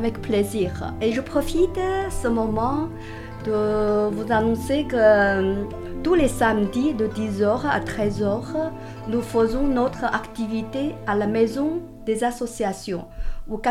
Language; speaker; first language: French; non-native, fluent; Chinese